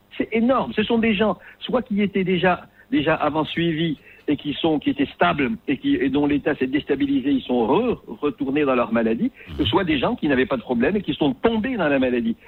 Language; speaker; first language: French; non-native, local second language; Arabic